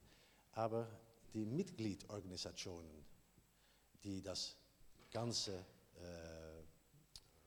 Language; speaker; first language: German; non-native, learner; Dutch